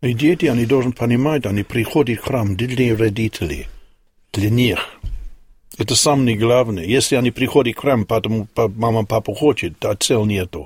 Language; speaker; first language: Russian; non-native, learner; English